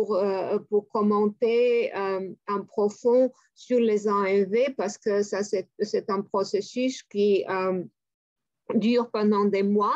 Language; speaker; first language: French; non-native, fluent; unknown